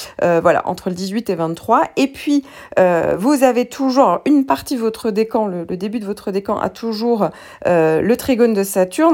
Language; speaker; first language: French; native; French